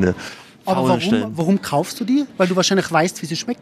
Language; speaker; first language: German; native; German